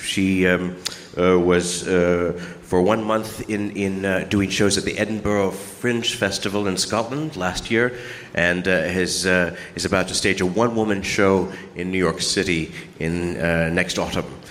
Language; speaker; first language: English; native; English